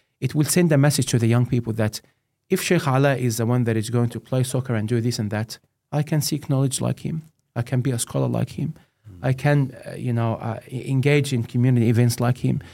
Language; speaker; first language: English; non-native, fluent; Arabic